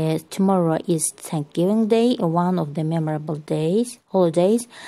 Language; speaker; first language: English; non-native, fluent; Azerbaijani